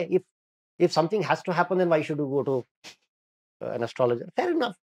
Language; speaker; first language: English; non-native, local second language; Kannada